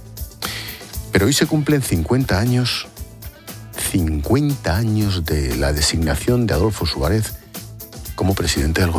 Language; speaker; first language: Spanish; native; Spanish